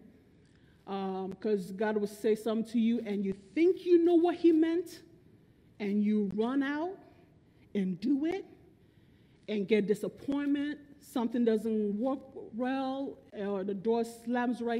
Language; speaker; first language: English; non-native, local second language; Igbo